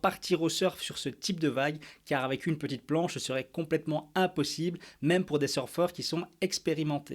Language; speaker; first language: French; native; French